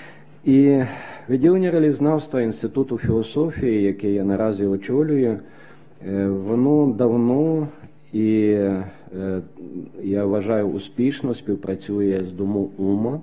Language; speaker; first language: Ukrainian; native; Ukrainian